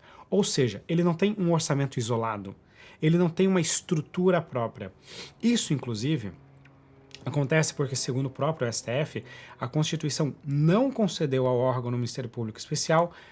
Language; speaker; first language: Portuguese; native; Portuguese